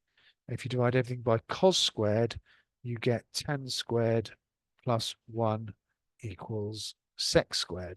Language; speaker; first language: English; native; English